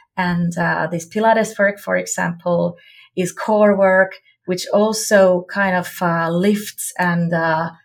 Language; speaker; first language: English; non-native, fluent; Finnish